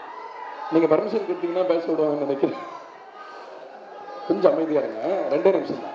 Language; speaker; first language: Tamil; native; Tamil